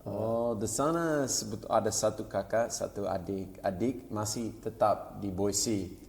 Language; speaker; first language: Indonesian; non-native, fluent; English